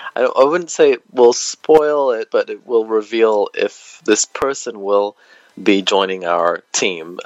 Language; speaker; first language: English; native; English